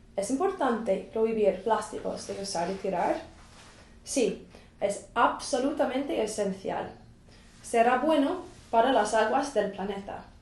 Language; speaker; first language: Spanish; non-native, fluent; English